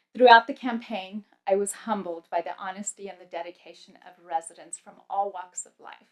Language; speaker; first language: English; early bilingual, other home language; Punjabi